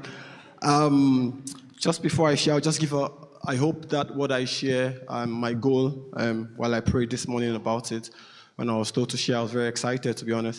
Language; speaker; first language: English; non-native, local second language; Yoruba